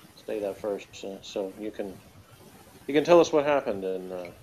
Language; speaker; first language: English; native; English